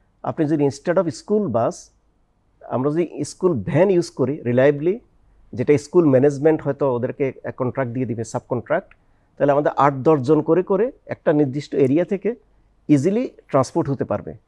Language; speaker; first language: Bangla; native; Bangla